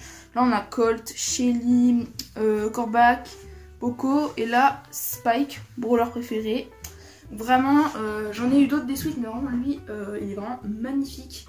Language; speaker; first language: French; native; French